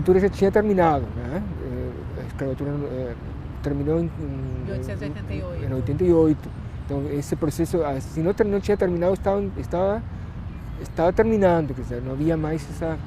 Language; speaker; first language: Portuguese; native; Portuguese